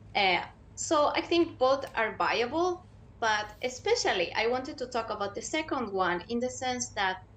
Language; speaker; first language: English; non-native, fluent; Spanish